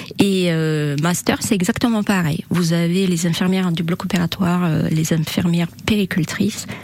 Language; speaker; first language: French; non-native, fluent; Russian